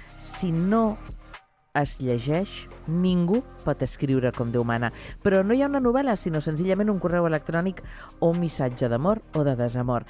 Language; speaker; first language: Catalan; native; Catalan